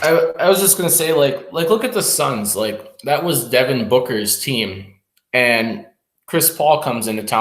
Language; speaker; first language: English; native; English